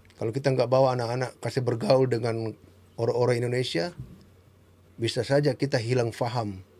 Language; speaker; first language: Indonesian; native; Indonesian